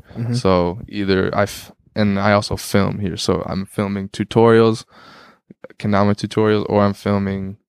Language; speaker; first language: English; native; English